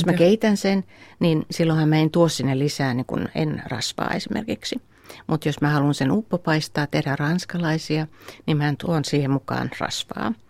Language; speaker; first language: Finnish; native; Finnish